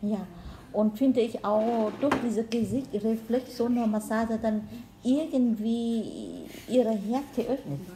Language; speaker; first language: German; non-native, learner; Vietnamese